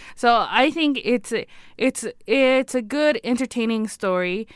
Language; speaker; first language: English; native; English